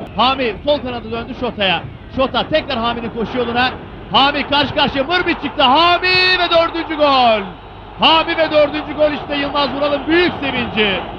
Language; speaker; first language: Turkish; native; Turkish